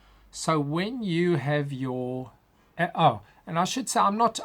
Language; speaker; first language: English; native; English